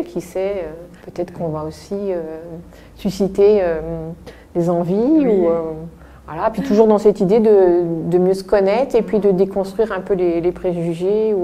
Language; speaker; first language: French; native; French